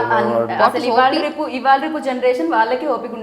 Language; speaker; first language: Telugu; native; Telugu